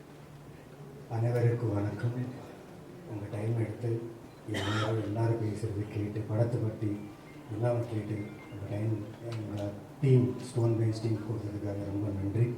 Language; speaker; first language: Tamil; non-native, fluent; Telugu